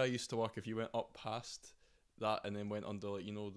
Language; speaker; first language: English; native; English